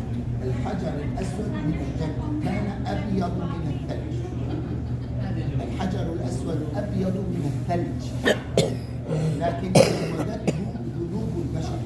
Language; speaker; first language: Arabic; native; Arabic